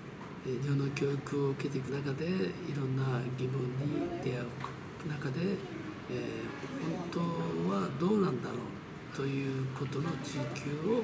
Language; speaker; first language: Japanese; early bilingual, other home language; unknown